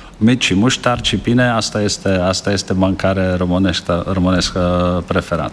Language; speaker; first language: Romanian; non-native, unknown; Czech